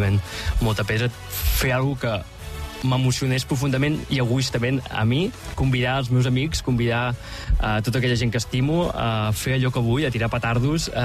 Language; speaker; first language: Catalan; native; Catalan